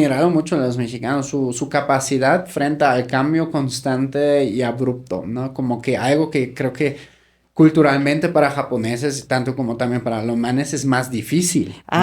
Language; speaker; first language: Spanish; native; Spanish